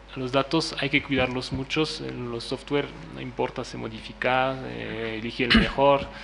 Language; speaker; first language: Spanish; non-native, fluent; French